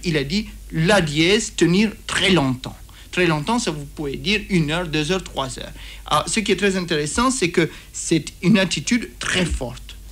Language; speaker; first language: French; native; French